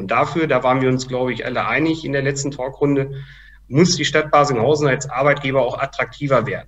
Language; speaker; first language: German; native; German